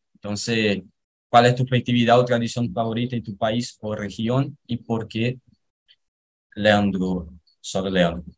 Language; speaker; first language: Spanish; non-native, fluent; Portuguese